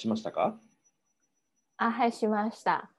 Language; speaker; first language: Japanese; non-native, fluent; Vietnamese